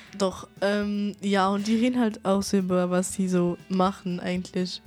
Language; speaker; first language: German; native; German